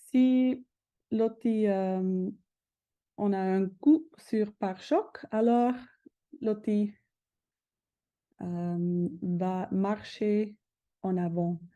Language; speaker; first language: French; non-native, fluent; German